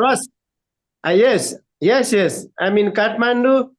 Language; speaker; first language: English; non-native, learner; Nepali